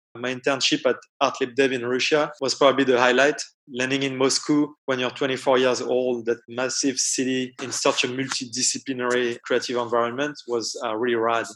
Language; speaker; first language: English; non-native, fluent; French